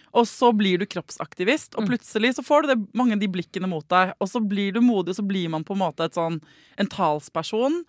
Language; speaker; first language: Norwegian; native; Norwegian